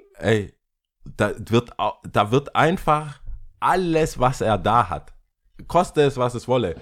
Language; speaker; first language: German; early bilingual, other home language; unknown